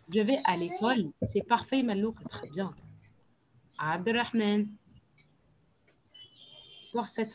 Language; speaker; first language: French; non-native, fluent; Arabic